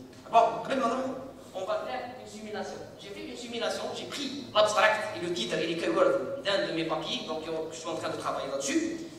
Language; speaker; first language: French; non-native, local second language; Arabic